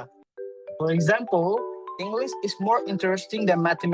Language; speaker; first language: English; non-native, learner; Indonesian